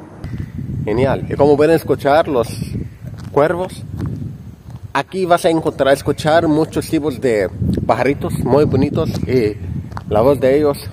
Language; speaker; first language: Spanish; non-native, fluent; Arabic